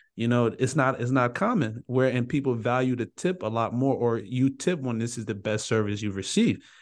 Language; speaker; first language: English; early bilingual, other home language; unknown